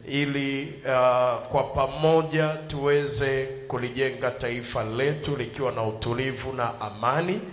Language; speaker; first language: Swahili; native; Swahili